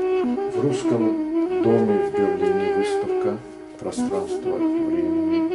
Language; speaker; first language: Russian; non-native, local second language; Azerbaijani